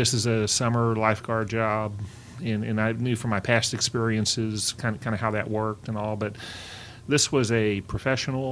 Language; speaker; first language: English; native; English